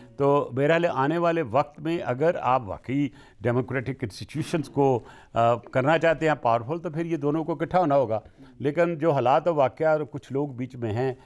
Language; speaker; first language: Urdu; non-native, local second language; Punjabi